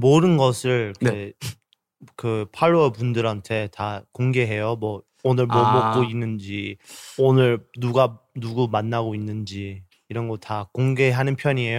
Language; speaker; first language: Korean; early bilingual, heritage; Korean